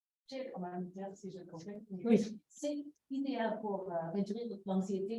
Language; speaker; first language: French; non-native, learner; English